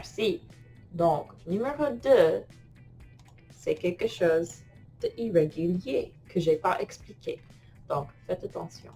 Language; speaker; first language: French; non-native, fluent; English